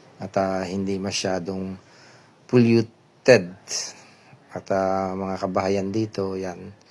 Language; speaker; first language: Filipino; non-native, local second language; Pampanga